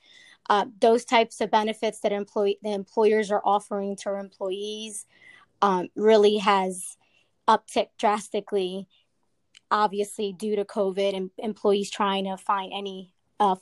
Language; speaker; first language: English; native; English